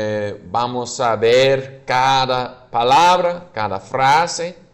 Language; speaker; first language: Spanish; non-native, fluent; English